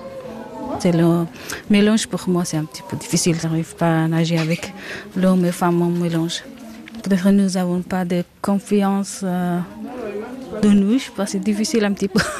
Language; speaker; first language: French; non-native, learner; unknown